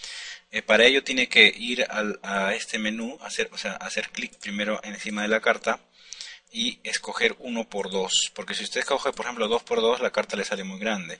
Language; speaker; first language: Spanish; native; Spanish